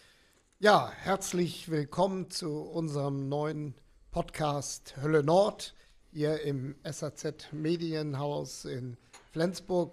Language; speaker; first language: German; native; German